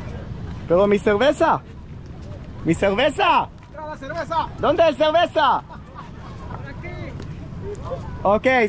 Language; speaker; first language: Spanish; non-native, learner; English